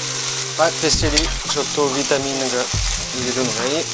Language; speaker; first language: Japanese; non-native, learner; French